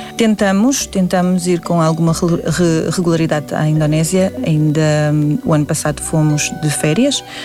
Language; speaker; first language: Portuguese; early bilingual, other home language; Indonesian